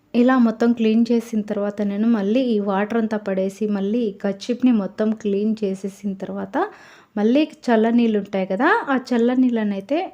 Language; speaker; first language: Telugu; native; Telugu